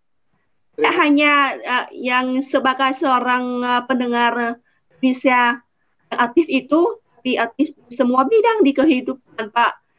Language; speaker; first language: Indonesian; non-native, fluent; Vietnamese